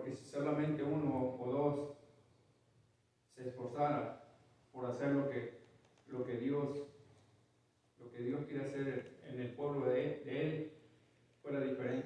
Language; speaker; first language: Spanish; native; Spanish